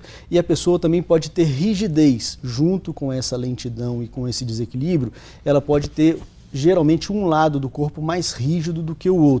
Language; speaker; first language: Portuguese; native; Portuguese